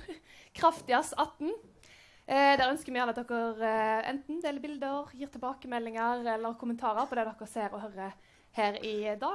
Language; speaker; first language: Norwegian; native; Norwegian